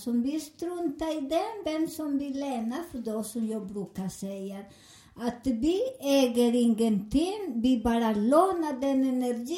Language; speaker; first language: Swedish; non-native, learner; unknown